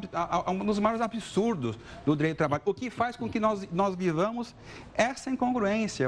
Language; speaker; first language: Portuguese; native; Portuguese